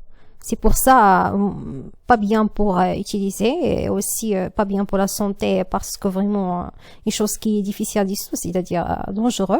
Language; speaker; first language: French; non-native, learner; Arabic